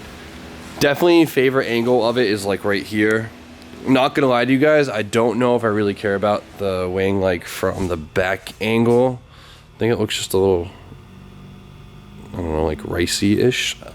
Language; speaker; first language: English; native; English